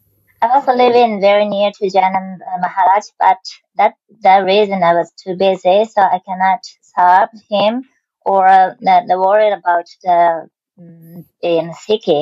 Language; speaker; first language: English; non-native, learner; Japanese